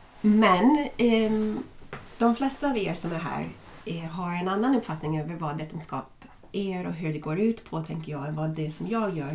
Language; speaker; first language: Swedish; non-native, fluent; English